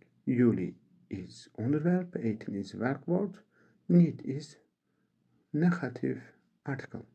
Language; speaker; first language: Dutch; non-native, learner; Turkish